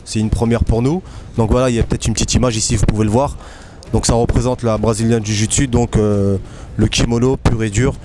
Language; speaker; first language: French; native; French